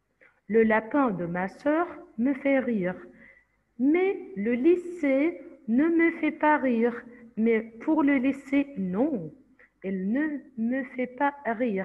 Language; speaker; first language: French; non-native, fluent; Arabic